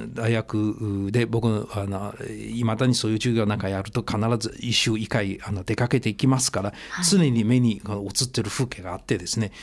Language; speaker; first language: Japanese; non-native, fluent; Chinese